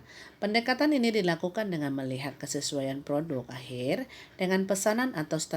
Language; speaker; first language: Indonesian; native; Indonesian